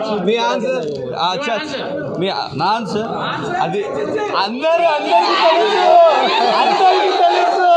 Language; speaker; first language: Telugu; non-native, local second language; Hindi